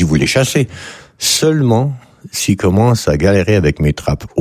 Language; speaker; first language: French; native; French